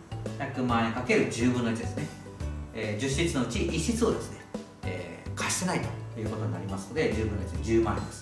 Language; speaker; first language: Japanese; native; Japanese